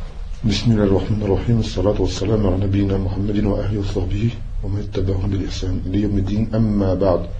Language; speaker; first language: Arabic; non-native, fluent; French